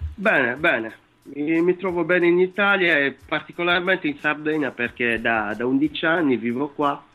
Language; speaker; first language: Italian; non-native, fluent; Wolof